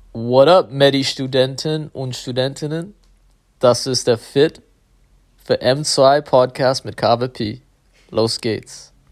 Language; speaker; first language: German; non-native, fluent; English